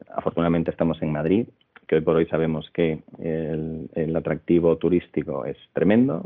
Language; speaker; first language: Spanish; native; Spanish